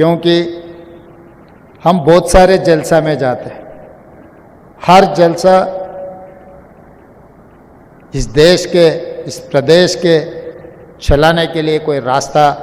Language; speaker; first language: Hindi; non-native, local second language; Telugu